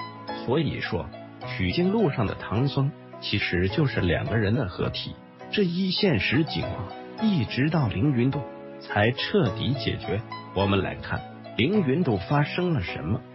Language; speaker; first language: Chinese; native; Chinese